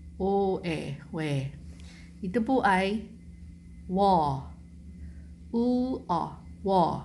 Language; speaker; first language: Filipino; native; Filipino